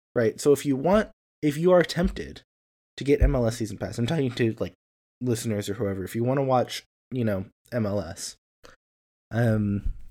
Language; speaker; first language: English; native; English